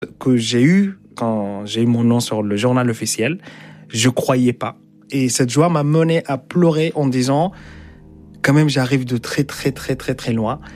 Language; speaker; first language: French; non-native, fluent; Arabic